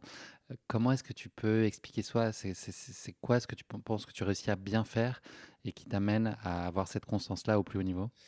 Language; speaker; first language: French; native; French